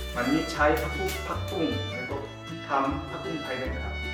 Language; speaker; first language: Thai; non-native, learner; Korean